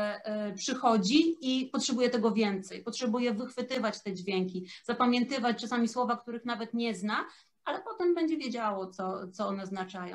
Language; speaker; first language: Polish; native; Polish